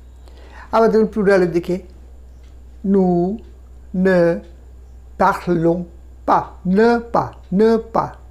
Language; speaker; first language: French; non-native, fluent; Bangla